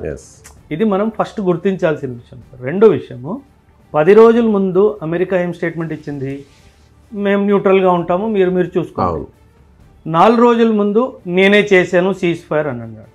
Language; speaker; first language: Telugu; non-native, local second language; Punjabi